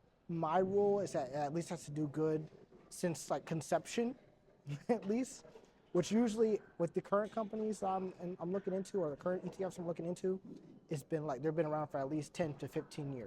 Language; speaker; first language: English; native; English